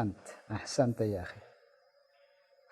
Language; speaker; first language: Arabic; non-native, fluent; Indonesian